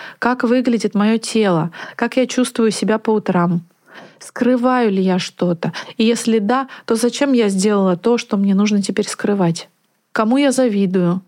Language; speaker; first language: Russian; native; Russian